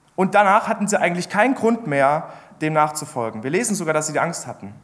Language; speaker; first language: German; native; German